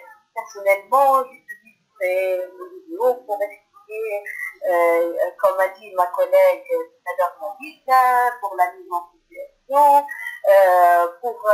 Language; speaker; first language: French; non-native, local second language; Arabic